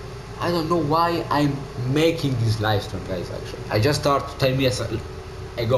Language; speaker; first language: English; non-native, learner; Italian